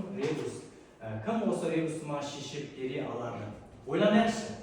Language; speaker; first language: Kazakh; native; Kazakh